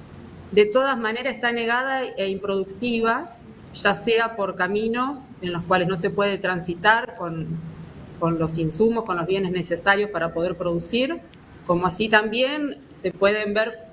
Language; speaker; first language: Spanish; native; Spanish